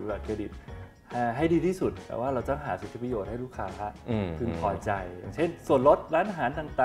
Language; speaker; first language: Thai; native; Thai